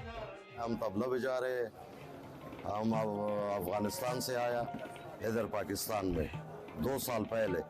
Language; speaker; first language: Hindi; non-native, learner; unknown